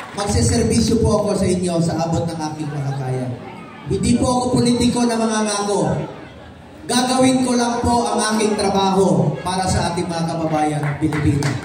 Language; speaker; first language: Filipino; non-native, local second language; Cebuano